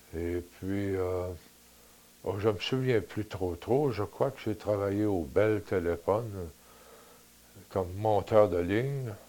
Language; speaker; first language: French; native; French